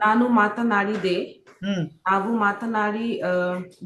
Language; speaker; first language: Kannada; non-native, learner; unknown